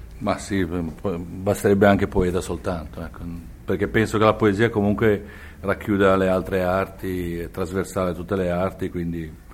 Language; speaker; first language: Italian; native; Italian